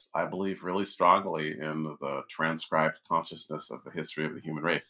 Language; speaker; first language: English; native; English